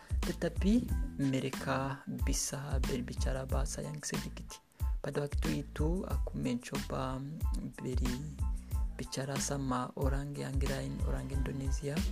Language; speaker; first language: Indonesian; non-native, learner; Kinyarwanda